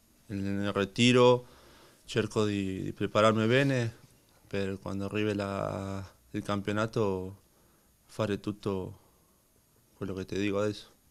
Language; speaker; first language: Italian; non-native, learner; Spanish